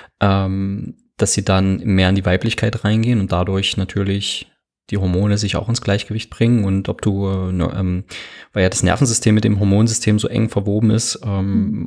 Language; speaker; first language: German; native; German